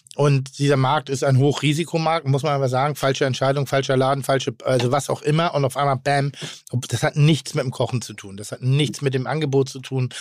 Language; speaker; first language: German; native; German